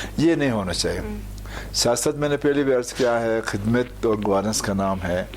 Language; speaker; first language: Urdu; non-native, local second language; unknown